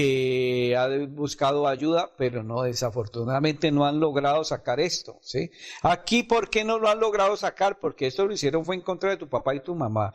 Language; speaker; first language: Spanish; native; Spanish